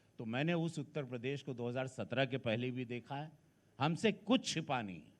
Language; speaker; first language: Hindi; native; Hindi